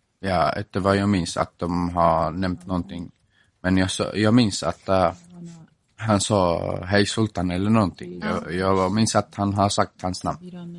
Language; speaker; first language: Swedish; non-native, fluent; Arabic